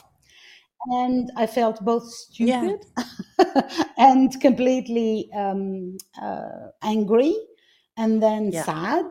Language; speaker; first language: English; non-native, fluent; Greek